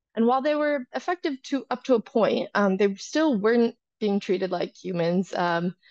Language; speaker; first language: English; native; English